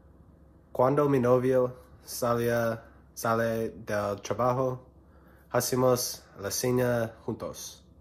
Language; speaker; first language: Spanish; non-native, learner; English